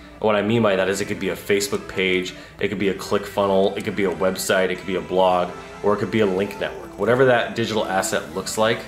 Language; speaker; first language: English; native; English